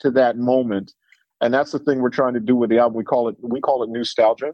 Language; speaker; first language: English; native; English